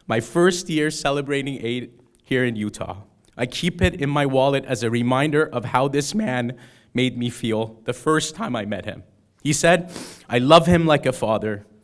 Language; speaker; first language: English; early bilingual, other home language; Persian